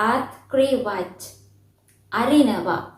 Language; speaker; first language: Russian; non-native, fluent; Sinhala